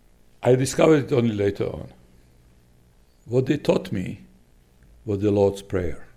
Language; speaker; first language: English; non-native, fluent; Slovak